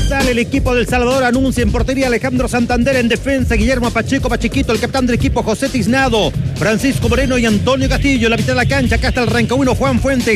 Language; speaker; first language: Spanish; native; Spanish